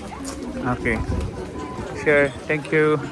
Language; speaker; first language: English; non-native, local second language; Cebuano